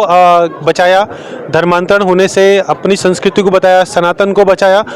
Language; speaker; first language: Hindi; native; Hindi